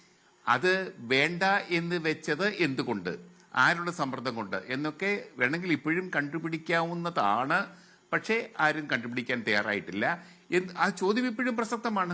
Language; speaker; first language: Malayalam; native; Malayalam